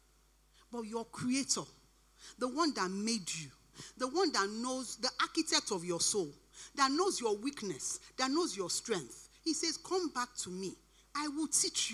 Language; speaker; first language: English; non-native, local second language; Yoruba